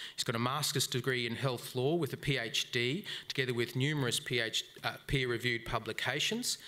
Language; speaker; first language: English; native; English